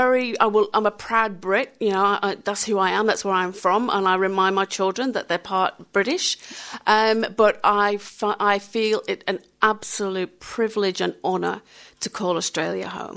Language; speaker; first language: English; native; English